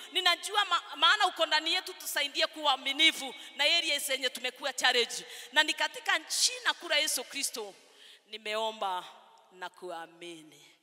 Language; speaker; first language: Swahili; non-native, local second language; Kikuyu